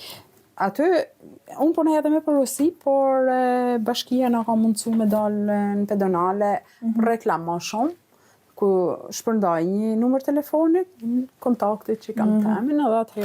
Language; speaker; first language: Albanian; native; Albanian